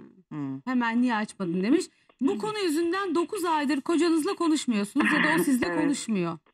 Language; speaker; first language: Turkish; native; Turkish